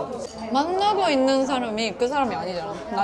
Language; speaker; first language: Korean; non-native, fluent; Japanese